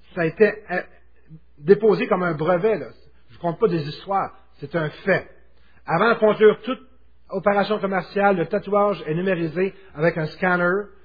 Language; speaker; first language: French; native; French